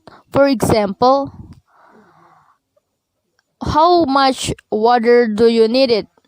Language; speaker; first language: English; non-native, learner; Indonesian